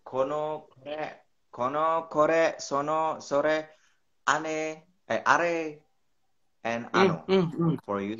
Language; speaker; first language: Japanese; non-native, learner; Indonesian